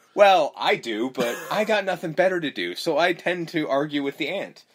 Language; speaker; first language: English; native; English